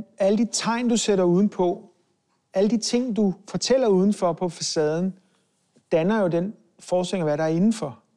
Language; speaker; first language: Danish; early bilingual, other home language; Hebrew